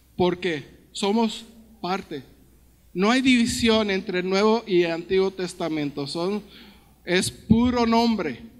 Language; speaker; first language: Spanish; early bilingual, heritage; Spanish